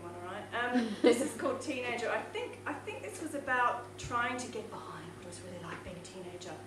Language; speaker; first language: English; native; English